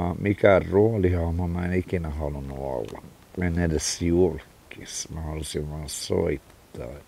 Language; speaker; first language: Finnish; early bilingual, other home language; Swedish